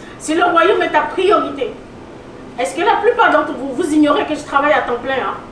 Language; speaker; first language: French; native; French